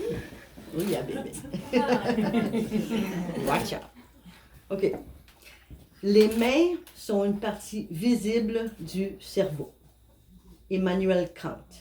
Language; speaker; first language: French; non-native, fluent; Spanish